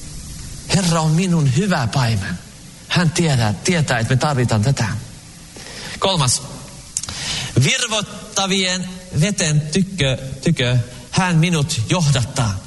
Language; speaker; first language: Finnish; early bilingual, heritage; Finnish